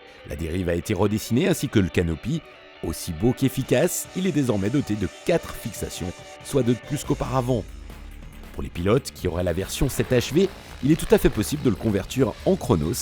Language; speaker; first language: French; native; French